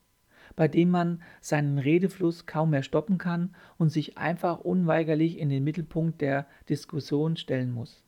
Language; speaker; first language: German; native; German